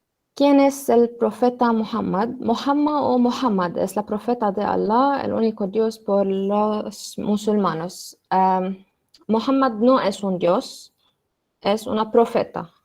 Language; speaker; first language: Spanish; non-native, learner; Arabic